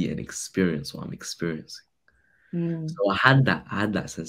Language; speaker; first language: English; native; English